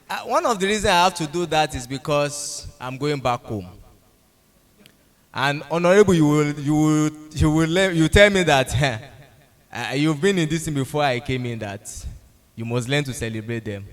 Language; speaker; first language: English; non-native, local second language; Yoruba